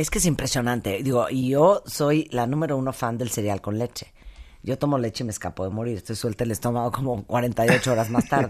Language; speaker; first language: Spanish; native; Spanish